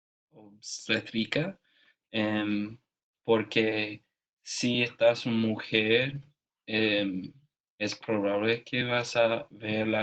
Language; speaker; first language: Spanish; non-native, learner; English